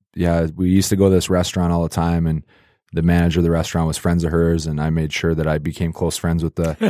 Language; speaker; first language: English; native; English